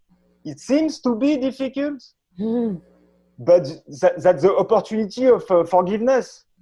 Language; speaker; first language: English; non-native, learner; French